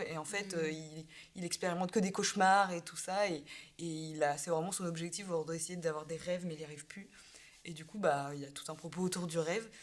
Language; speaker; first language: French; native; French